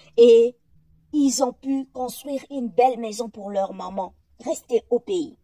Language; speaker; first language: French; non-native, local second language; Lingala